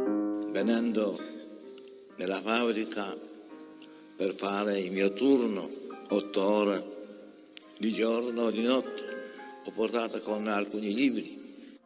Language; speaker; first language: Italian; non-native, fluent; Polish